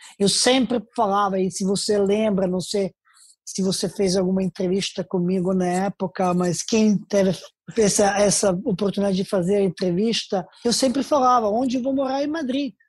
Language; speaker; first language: Portuguese; non-native, fluent; Serbian